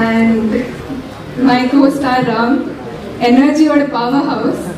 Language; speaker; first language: Tamil; non-native, learner; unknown